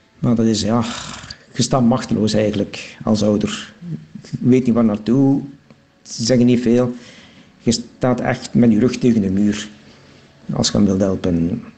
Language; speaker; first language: Dutch; native; Dutch